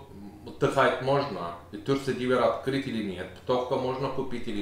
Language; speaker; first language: Russian; non-native, learner; Turkish